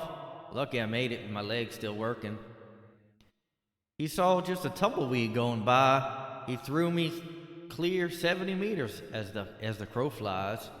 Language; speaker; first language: English; native; English